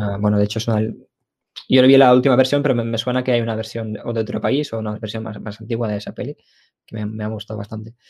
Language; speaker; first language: Spanish; early bilingual, other home language; Ukrainian